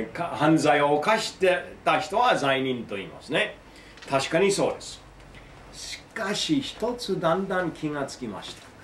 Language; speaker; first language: Japanese; non-native, fluent; English